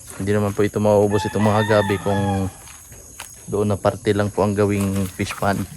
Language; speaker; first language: Filipino; non-native, local second language; Cebuano